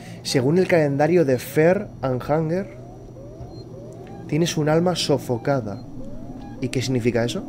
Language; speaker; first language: Spanish; native; Spanish